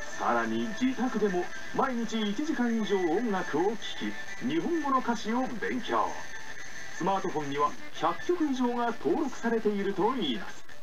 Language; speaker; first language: Japanese; native; Japanese